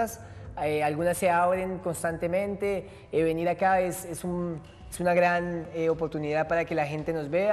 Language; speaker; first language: Spanish; native; Spanish